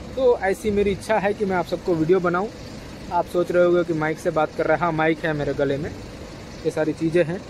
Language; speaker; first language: Hindi; non-native, local second language; Gujarati